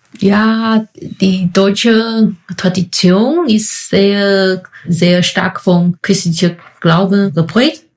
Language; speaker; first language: German; non-native, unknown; Chinese